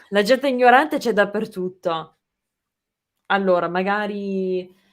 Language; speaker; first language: Italian; non-native, fluent; English